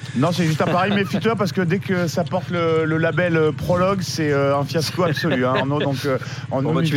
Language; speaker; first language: French; native; French